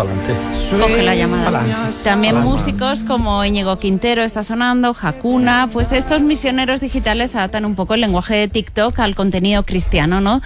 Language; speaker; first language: Spanish; native; Spanish